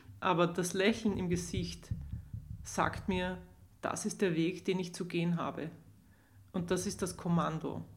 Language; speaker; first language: German; native; German